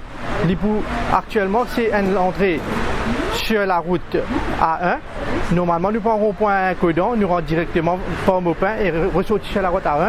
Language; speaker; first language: French; non-native, local second language; Morisyen